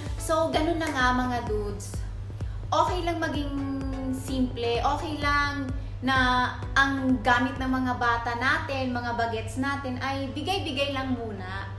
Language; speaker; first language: Filipino; native; Filipino